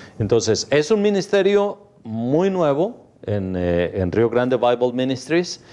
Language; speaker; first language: Spanish; native; Spanish